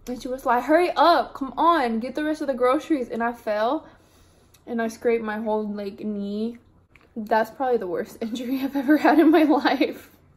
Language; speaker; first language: English; early bilingual, other home language; Spanish